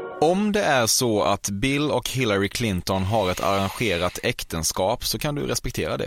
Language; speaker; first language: Swedish; native; Swedish